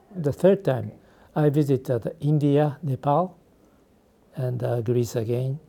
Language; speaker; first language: English; non-native, learner; Japanese